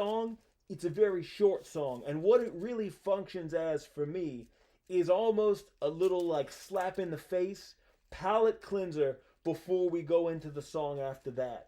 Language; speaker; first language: English; native; English